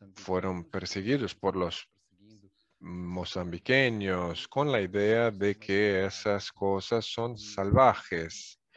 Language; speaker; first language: Spanish; non-native, fluent; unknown